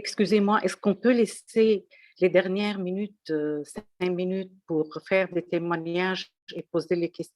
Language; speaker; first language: French; non-native, local second language; Arabic